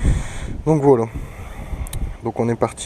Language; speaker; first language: French; native; French